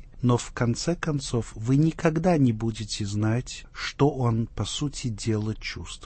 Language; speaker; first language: Russian; non-native, fluent; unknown